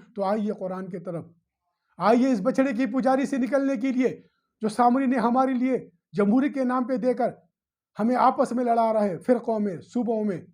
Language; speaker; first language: Urdu; non-native, local second language; Pashto